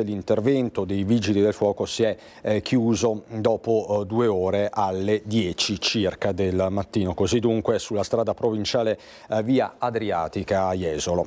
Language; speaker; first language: Italian; native; Italian